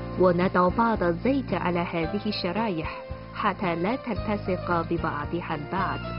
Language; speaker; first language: Arabic; non-native, fluent; Chinese